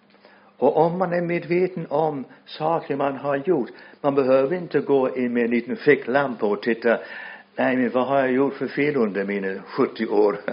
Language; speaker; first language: Swedish; non-native, fluent; English